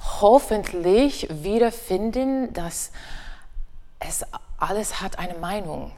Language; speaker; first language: German; non-native, learner; English